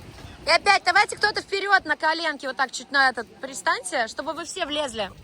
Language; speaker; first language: Russian; native; Russian